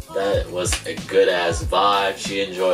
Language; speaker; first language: English; native; English